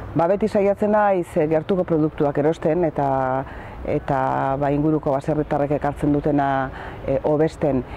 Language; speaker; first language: Basque; native; Basque